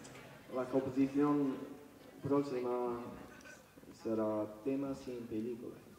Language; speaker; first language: Spanish; non-native, learner; English